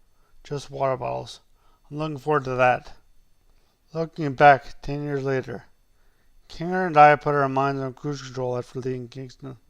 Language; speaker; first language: English; native; English